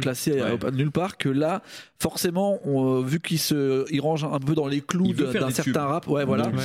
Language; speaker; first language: French; native; French